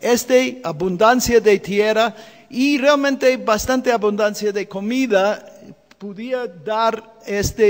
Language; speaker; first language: Spanish; non-native, fluent; English